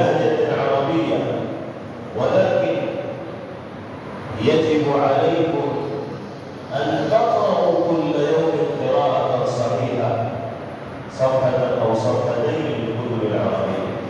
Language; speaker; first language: Arabic; non-native, fluent; Urdu